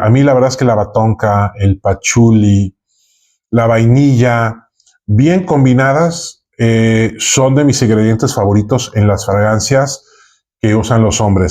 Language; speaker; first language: Spanish; native; Spanish